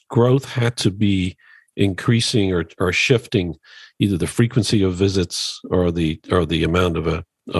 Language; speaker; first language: English; native; English